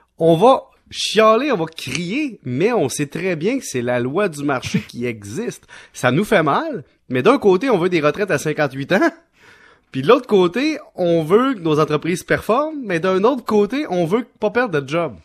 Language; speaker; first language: French; native; French